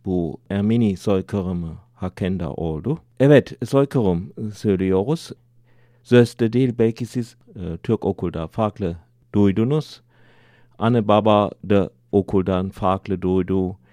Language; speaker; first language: Turkish; non-native, learner; German